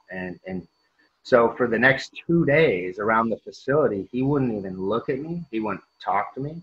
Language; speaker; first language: English; native; English